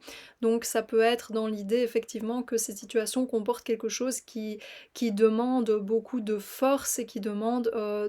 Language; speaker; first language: French; native; French